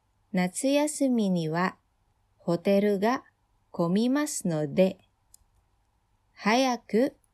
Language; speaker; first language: Japanese; non-native, fluent; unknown